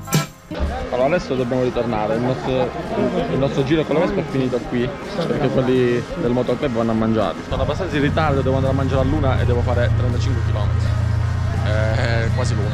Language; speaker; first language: Italian; native; Italian